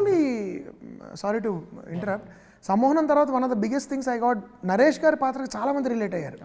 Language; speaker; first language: Telugu; native; Telugu